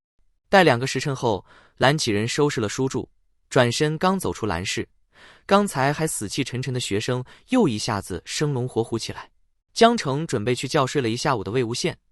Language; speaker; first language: Chinese; native; Chinese